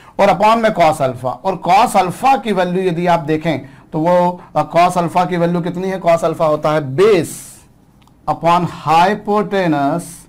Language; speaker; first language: Hindi; native; Hindi